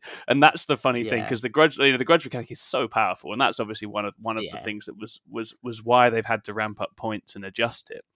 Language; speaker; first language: English; native; English